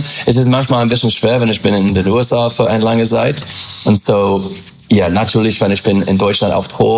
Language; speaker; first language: German; non-native, learner; English